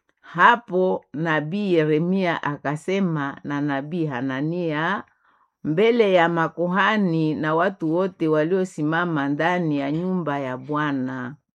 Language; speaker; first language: Swahili; non-native, local second language; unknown